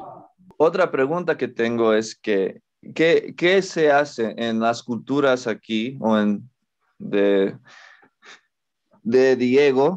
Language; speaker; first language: Spanish; non-native, fluent; English